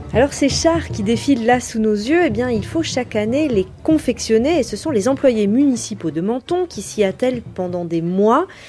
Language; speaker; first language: French; native; French